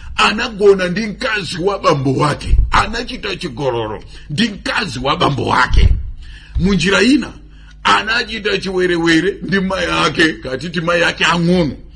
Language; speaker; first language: Nyanja; non-native, local second language; Tumbuka